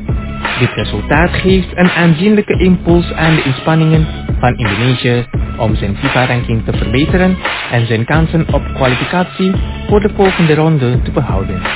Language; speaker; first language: Dutch; non-native, fluent; Indonesian